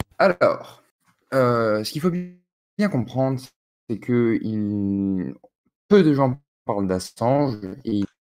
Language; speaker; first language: French; native; French